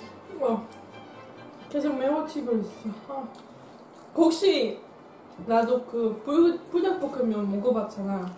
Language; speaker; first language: Korean; non-native, learner; Dutch